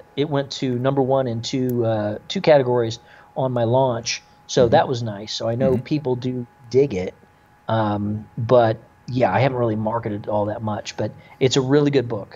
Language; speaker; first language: English; native; English